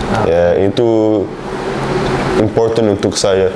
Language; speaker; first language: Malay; non-native, learner; English